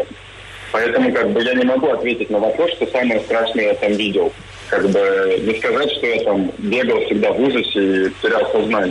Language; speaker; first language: Russian; native; Russian